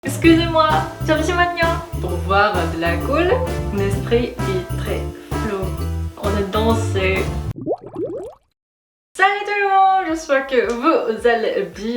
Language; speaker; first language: French; non-native, fluent; Korean